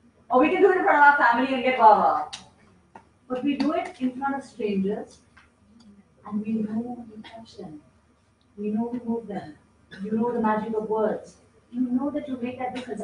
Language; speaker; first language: English; native; English